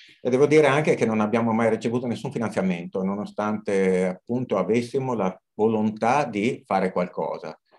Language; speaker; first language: Italian; native; Italian